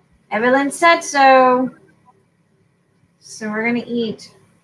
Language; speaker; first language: English; non-native, fluent; Spanish